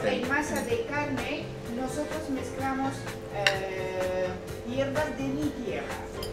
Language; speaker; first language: Spanish; non-native, learner; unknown